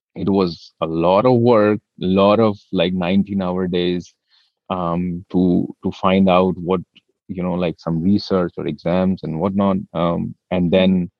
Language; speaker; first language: English; non-native, local second language; Hindi